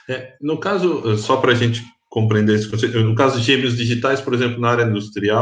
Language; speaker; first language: Portuguese; native; Portuguese